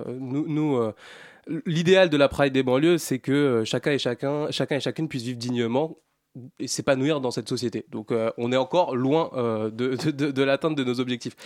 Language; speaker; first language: French; native; French